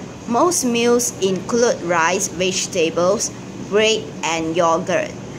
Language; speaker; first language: English; non-native, local second language; Chinese